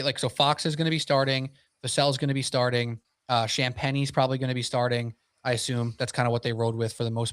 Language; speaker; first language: English; native; English